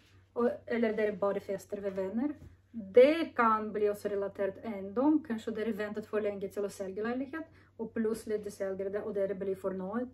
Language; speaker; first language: Norwegian; non-native, learner; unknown